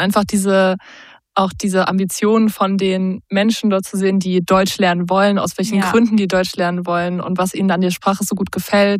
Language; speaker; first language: German; native; German